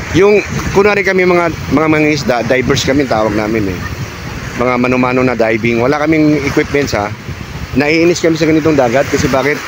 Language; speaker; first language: Filipino; non-native, local second language; Cebuano